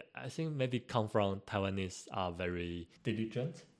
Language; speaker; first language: English; non-native, learner; Chinese